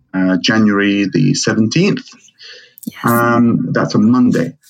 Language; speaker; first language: English; non-native, fluent; Arabic